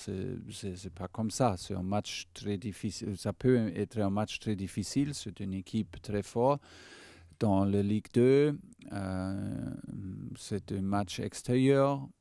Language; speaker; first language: French; non-native, fluent; German